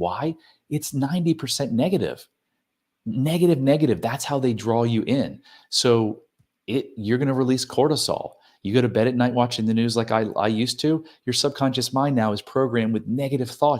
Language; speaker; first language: English; native; English